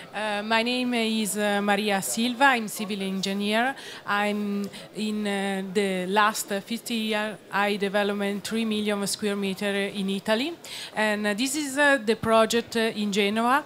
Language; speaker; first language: English; non-native, learner; Italian